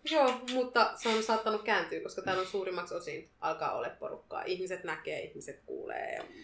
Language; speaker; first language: Finnish; early bilingual, other home language; Bangla